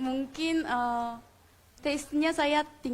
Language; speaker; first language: Indonesian; non-native, learner; Korean